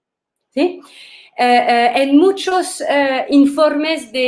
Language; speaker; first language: Spanish; non-native, fluent; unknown